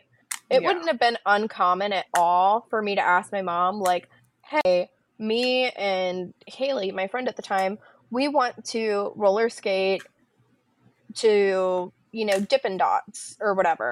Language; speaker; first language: English; native; English